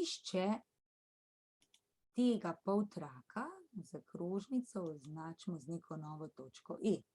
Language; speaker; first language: Slovenian; native; Slovenian